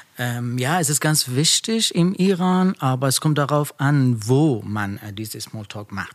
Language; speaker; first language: German; non-native, learner; Persian